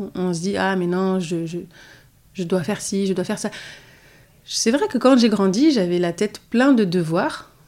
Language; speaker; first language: French; native; French